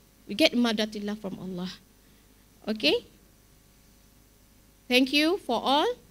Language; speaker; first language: English; non-native, local second language; Malay